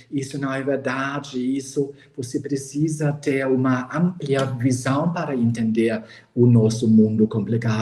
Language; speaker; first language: Portuguese; non-native, fluent; German